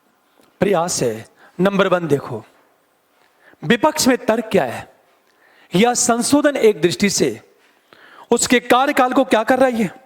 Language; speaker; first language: Hindi; native; Hindi